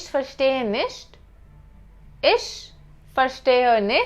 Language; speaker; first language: German; non-native, fluent; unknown